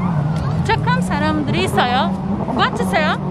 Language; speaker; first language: Korean; non-native, learner; Portuguese